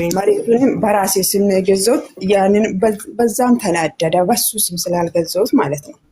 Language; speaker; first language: Amharic; non-native, local second language; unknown